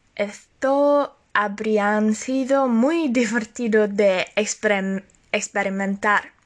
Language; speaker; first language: Spanish; non-native, learner; Norwegian